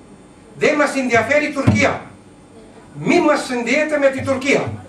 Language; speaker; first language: Greek; non-native, learner; Urdu